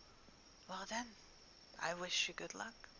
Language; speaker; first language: English; native; English